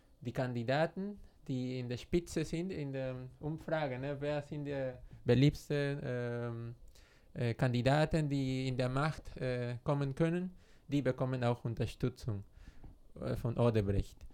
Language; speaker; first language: German; non-native, fluent; Spanish